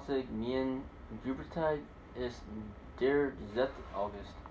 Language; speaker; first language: German; non-native, learner; English